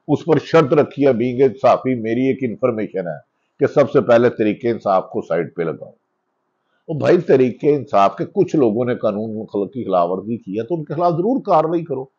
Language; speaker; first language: Urdu; non-native, local second language; Punjabi